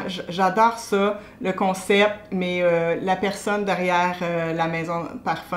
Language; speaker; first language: French; native; French